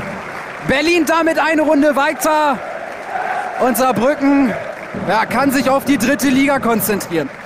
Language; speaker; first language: German; native; German